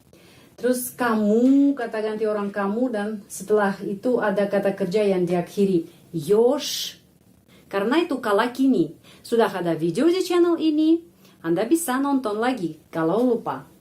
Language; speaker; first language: Indonesian; non-native, fluent; Russian